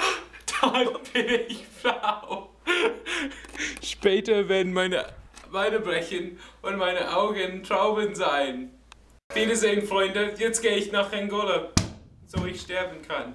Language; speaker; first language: German; non-native, learner; English